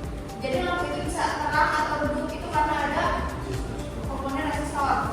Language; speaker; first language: Indonesian; native; Indonesian